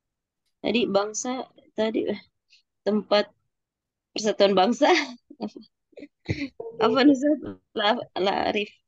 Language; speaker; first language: Indonesian; native; Indonesian